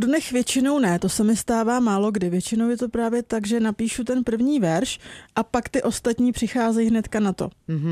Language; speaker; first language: Czech; native; Czech